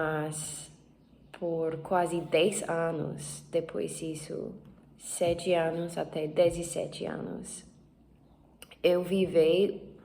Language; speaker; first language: Portuguese; non-native, learner; English